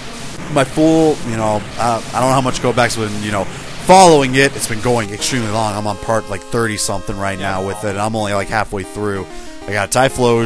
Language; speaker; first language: English; native; English